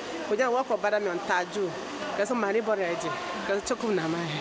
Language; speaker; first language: Korean; non-native, learner; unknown